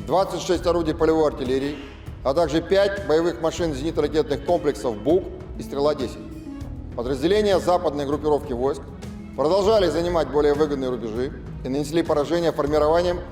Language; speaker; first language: Russian; native; Russian